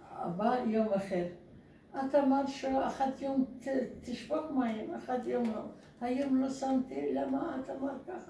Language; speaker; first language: Hebrew; non-native, learner; Russian